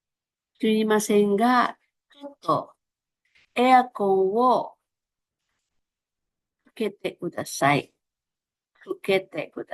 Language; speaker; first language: Japanese; non-native, fluent; Filipino